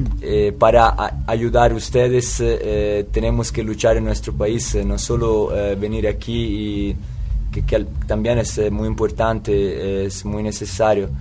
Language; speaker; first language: Spanish; non-native, fluent; Italian